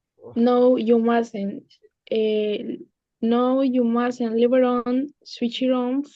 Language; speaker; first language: English; non-native, learner; Spanish